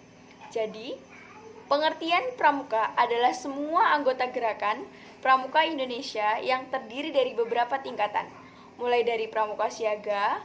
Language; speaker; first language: Indonesian; native; Indonesian